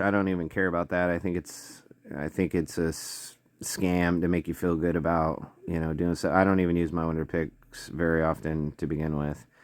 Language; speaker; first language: English; native; English